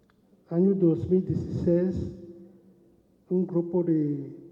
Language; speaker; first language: Spanish; non-native, learner; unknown